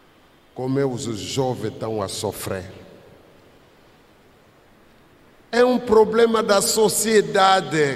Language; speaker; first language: Portuguese; non-native, fluent; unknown